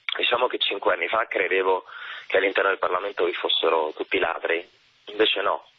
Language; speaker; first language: Italian; native; Italian